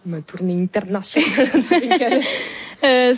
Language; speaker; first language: Portuguese; non-native, fluent; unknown